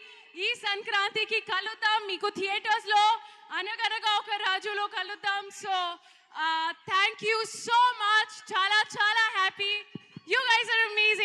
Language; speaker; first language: Telugu; non-native, learner; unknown